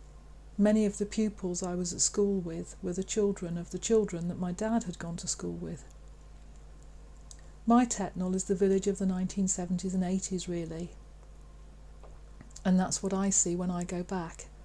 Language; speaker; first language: English; native; English